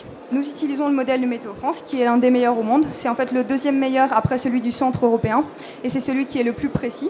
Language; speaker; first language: French; native; French